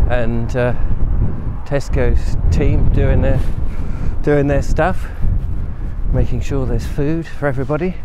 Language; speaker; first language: English; native; English